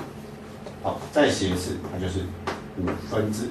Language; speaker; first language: Chinese; native; Chinese